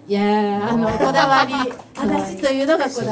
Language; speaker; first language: Japanese; native; Japanese